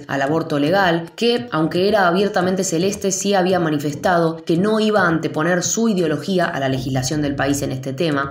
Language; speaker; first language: Spanish; native; Spanish